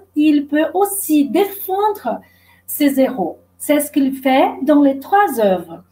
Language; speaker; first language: French; non-native, fluent; Portuguese